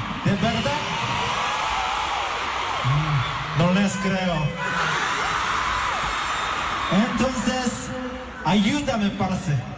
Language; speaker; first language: Spanish; non-native, learner; Korean